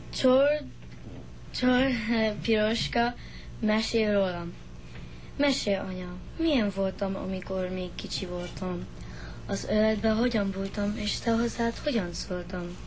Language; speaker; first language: Hungarian; early bilingual, heritage; Hungarian